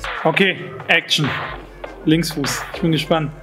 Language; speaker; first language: German; native; German